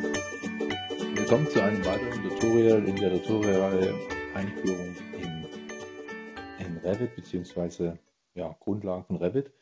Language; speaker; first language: German; native; German